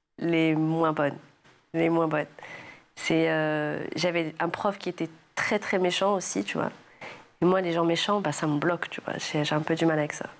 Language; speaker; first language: French; early bilingual, other home language; Arabic